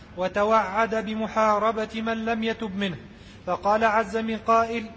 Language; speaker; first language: Arabic; native; Arabic